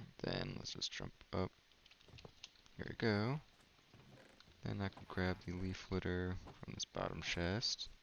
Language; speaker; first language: English; native; English